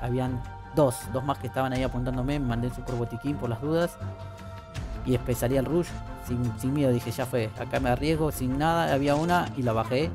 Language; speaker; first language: Spanish; native; Spanish